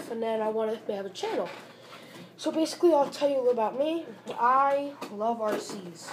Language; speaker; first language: English; native; English